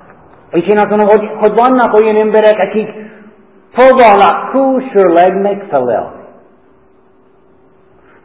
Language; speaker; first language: Hungarian; non-native, learner; English